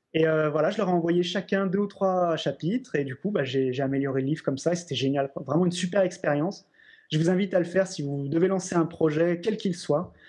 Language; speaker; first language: French; native; French